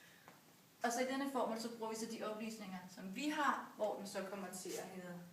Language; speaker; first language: Danish; native; Danish